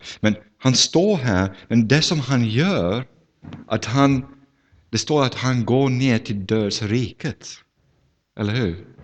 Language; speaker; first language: Swedish; non-native, fluent; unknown